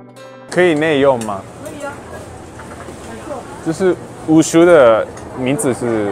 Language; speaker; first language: Chinese; non-native, learner; Japanese